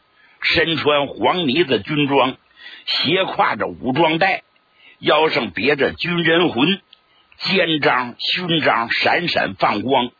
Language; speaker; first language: Chinese; native; Chinese